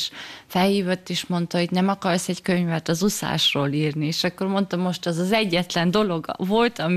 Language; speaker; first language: Hungarian; early bilingual, heritage; Hungarian